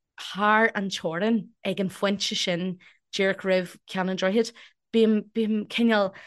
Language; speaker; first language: Irish; non-native, local second language; English